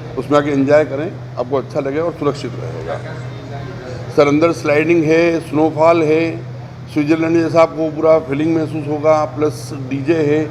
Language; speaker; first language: Hindi; non-native, local second language; Gujarati